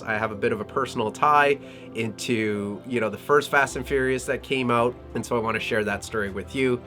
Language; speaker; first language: English; native; English